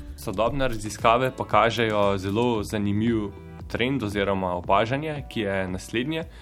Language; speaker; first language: Slovenian; native; Slovenian